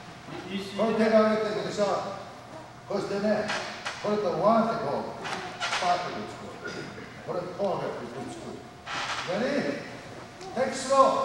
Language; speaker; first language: Japanese; native; Japanese